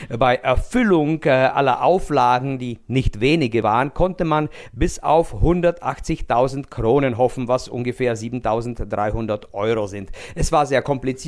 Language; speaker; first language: German; non-native, fluent; Czech